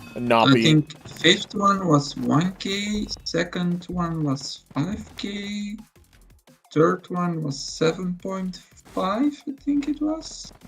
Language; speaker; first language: English; non-native, fluent; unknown